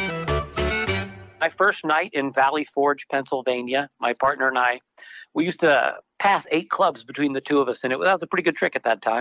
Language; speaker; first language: English; native; English